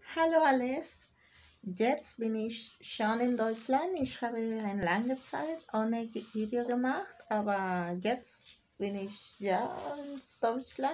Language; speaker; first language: German; non-native, learner; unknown